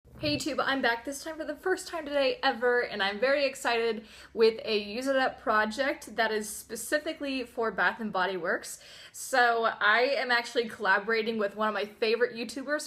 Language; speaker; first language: English; native; English